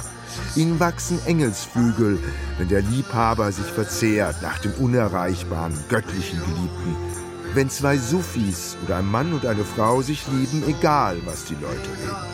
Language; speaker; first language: German; native; German